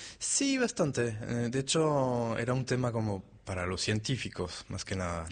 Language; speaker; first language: Spanish; non-native, fluent; French